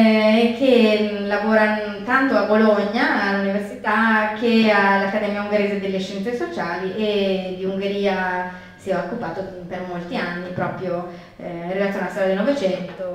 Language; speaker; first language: Italian; native; Italian